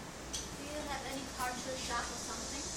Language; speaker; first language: English; non-native, learner; Chinese